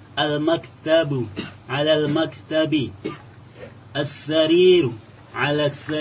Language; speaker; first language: Arabic; non-native, learner; Indonesian